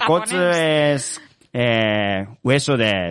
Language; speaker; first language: Spanish; non-native, learner; Japanese